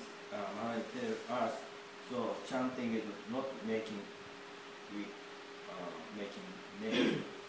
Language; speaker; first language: English; non-native, learner; Japanese